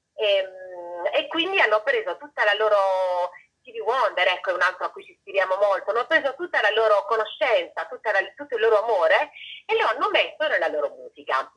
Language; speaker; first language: Italian; native; Italian